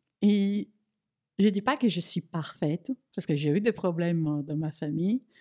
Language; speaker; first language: French; non-native, fluent; Portuguese